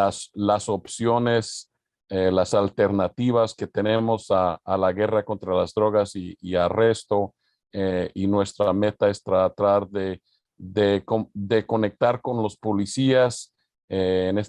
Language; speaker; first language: Spanish; early bilingual, other home language; English